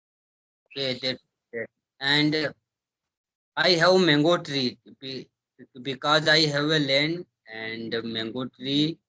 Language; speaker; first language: English; non-native, learner; Hindi